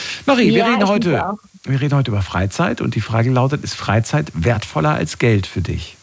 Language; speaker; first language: German; native; German